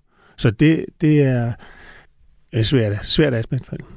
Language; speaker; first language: Danish; native; Danish